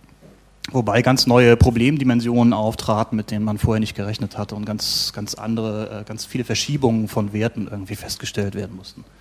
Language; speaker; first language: German; native; German